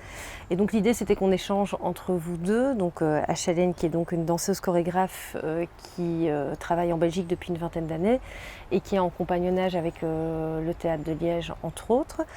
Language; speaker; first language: French; native; French